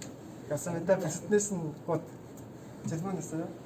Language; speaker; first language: Korean; non-native, learner; Mongolian